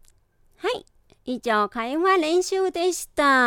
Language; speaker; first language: Japanese; non-native, fluent; Chinese